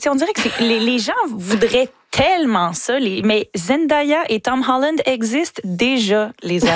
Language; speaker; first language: French; native; French